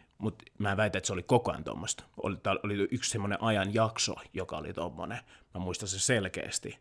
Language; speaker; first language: Finnish; early bilingual, other home language; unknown